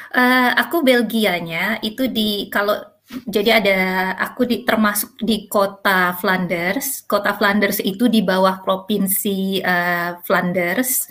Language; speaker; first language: Indonesian; native; Indonesian